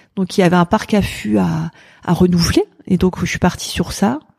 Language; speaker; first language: French; native; French